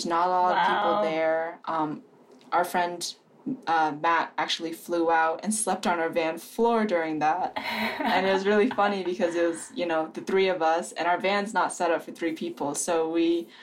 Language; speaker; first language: English; native; English